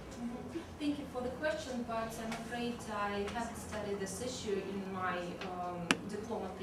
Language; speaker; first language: English; non-native, fluent; Russian